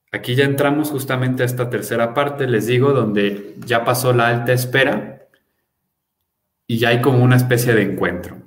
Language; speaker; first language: Spanish; native; Spanish